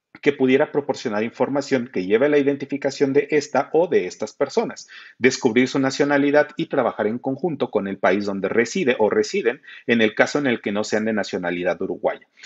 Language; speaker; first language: Spanish; native; Spanish